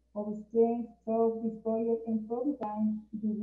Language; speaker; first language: English; non-native, learner; Spanish